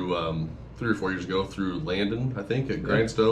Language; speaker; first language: English; native; English